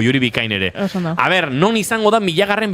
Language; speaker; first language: Basque; native; Basque